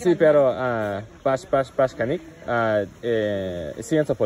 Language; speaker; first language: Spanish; non-native, learner; English